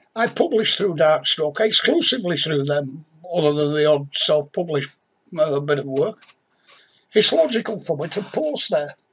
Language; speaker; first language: English; native; English